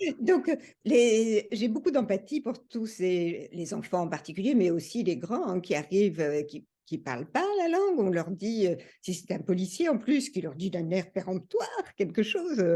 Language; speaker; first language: French; early bilingual, other home language; English